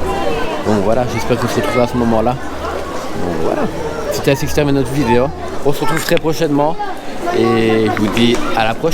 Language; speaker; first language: French; native; French